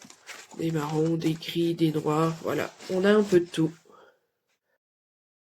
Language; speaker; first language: French; native; French